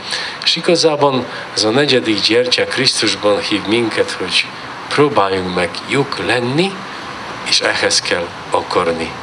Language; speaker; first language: Hungarian; non-native, learner; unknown